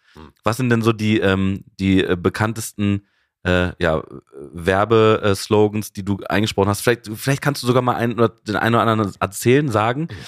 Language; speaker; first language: German; native; German